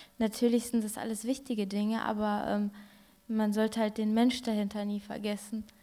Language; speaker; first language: German; early bilingual, other home language; Turkish